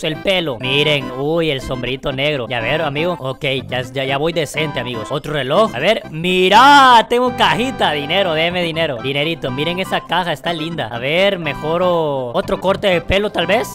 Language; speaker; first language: Spanish; native; Spanish